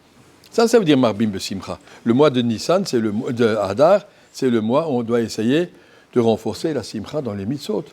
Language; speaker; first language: French; native; French